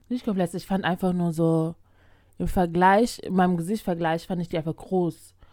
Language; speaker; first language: German; early bilingual, other home language; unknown